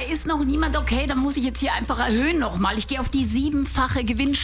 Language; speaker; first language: German; native; German